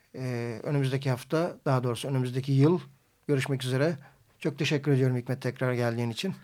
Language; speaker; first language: Turkish; native; Turkish